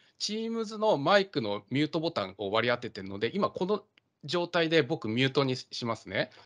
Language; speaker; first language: Japanese; native; Japanese